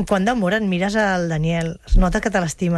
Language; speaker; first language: Catalan; native; Catalan